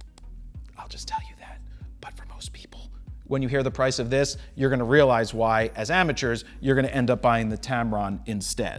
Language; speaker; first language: English; native; English